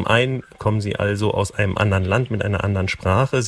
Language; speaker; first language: German; native; German